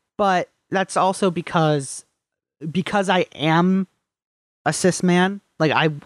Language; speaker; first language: English; native; English